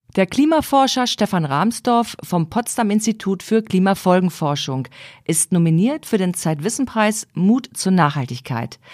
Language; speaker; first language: German; native; German